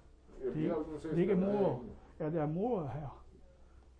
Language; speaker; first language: Danish; non-native, learner; Croatian